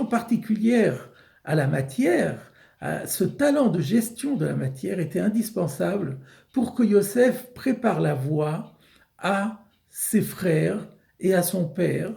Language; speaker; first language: French; native; French